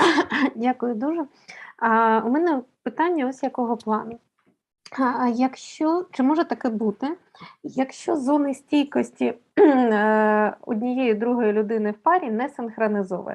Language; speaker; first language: Ukrainian; native; Ukrainian